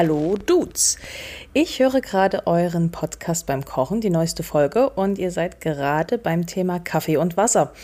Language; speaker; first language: German; native; German